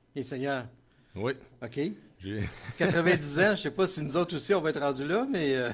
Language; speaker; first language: French; native; French